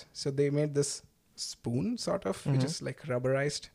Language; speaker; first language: English; non-native, local second language; Malayalam